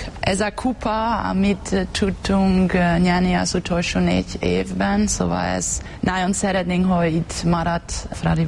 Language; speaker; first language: Hungarian; non-native, learner; German